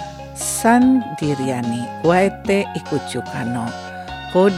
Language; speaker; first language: Japanese; non-native, learner; Indonesian